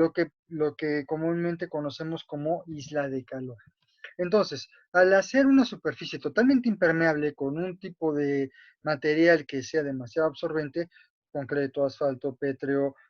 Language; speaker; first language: Spanish; native; Spanish